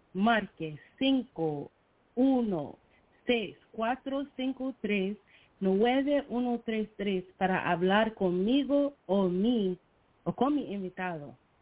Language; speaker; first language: Spanish; non-native, learner; English